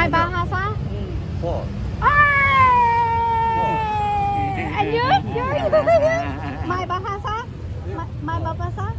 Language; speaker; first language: English; non-native, learner; Thai